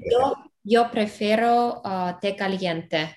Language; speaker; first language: Spanish; non-native, learner; English